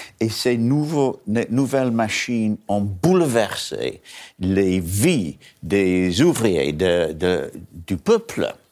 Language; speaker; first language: French; non-native, learner; English